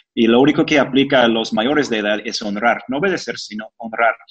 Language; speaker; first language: Spanish; non-native, fluent; English